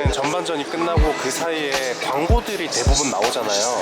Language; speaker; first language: Korean; native; Korean